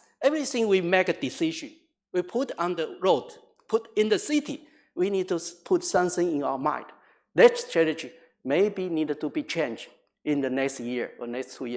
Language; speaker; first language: English; non-native, fluent; Chinese